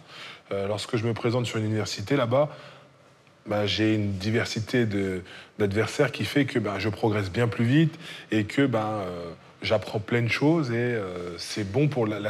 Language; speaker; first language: French; native; French